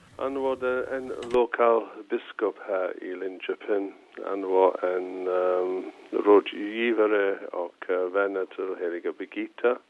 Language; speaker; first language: Swedish; non-native, fluent; English